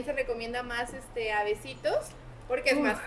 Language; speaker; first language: Spanish; native; Spanish